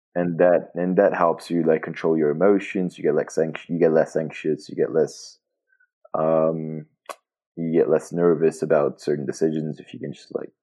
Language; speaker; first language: English; non-native, fluent; Portuguese